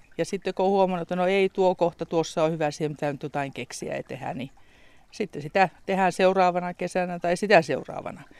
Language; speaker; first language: Finnish; native; Finnish